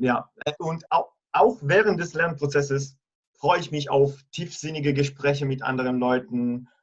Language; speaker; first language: German; non-native, fluent; Italian